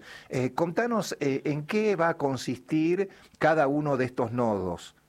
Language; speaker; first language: Spanish; native; Spanish